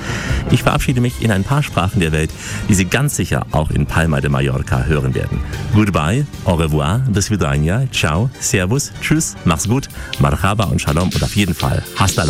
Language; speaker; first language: German; native; German